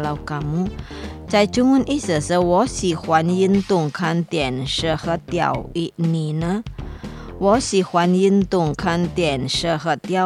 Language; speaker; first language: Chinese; non-native, fluent; Indonesian